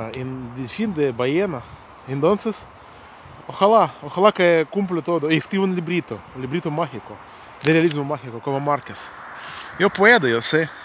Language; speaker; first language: Spanish; non-native, fluent; Ukrainian